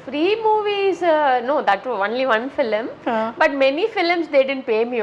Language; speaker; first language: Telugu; non-native, local second language; Tamil